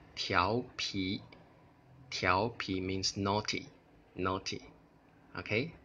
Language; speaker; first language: English; non-native, fluent; Chinese